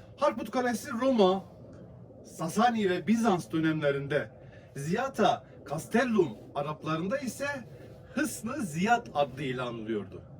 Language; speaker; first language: Turkish; native; Turkish